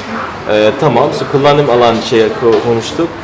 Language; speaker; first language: Turkish; non-native, fluent; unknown